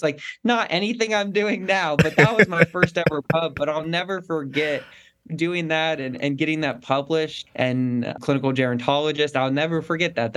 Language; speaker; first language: English; native; English